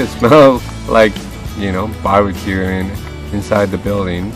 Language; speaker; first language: English; non-native, fluent; Spanish